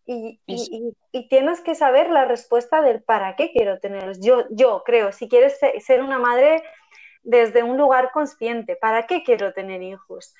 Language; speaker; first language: Spanish; non-native, fluent; Armenian